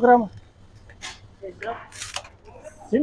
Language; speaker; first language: Russian; non-native, local second language; Kyrgyz